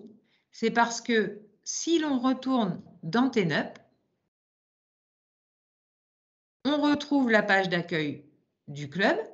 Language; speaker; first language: French; native; French